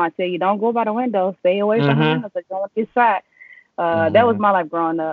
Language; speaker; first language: English; native; English